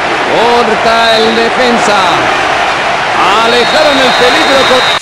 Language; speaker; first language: Spanish; native; Spanish